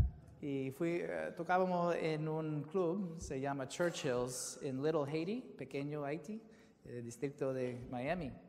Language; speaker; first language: Spanish; non-native, fluent; English